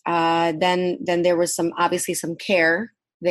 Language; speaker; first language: English; early bilingual, other home language; Vietnamese